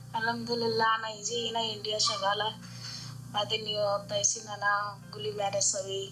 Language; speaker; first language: Arabic; non-native, learner; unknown